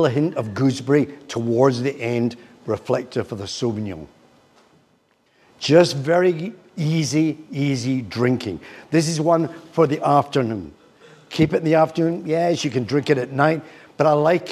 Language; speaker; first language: English; native; English